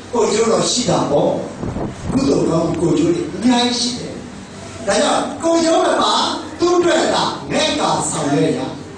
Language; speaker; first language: Burmese; native; Burmese